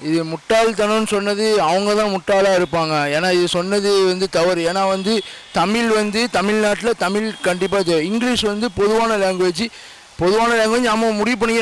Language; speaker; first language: Tamil; native; Tamil